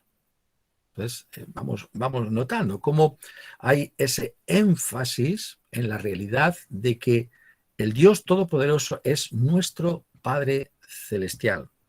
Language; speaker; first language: Spanish; native; Spanish